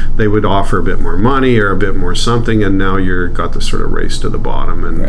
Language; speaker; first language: English; native; English